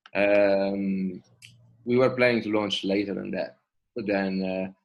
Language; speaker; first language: English; non-native, fluent; Italian